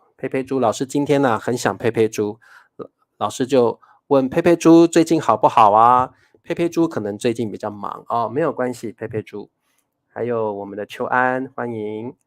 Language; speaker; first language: Chinese; native; Chinese